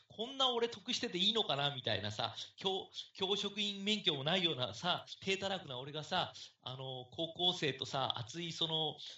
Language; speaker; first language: Japanese; native; Japanese